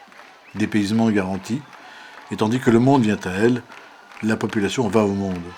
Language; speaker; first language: French; native; French